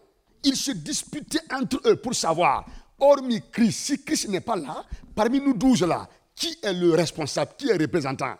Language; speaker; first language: French; non-native, local second language; Mossi